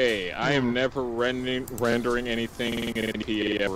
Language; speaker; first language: English; native; English